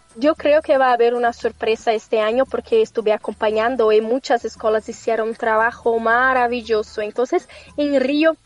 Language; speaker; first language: Spanish; non-native, fluent; Portuguese